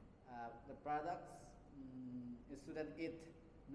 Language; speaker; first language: English; non-native, learner; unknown